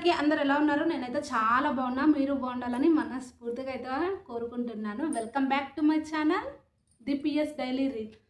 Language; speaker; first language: Telugu; native; Telugu